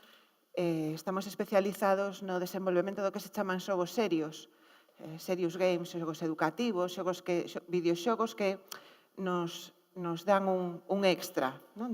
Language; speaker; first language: Galician; native; Galician